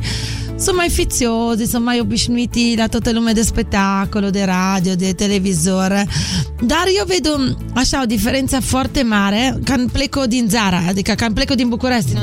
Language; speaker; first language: Romanian; non-native, fluent; Italian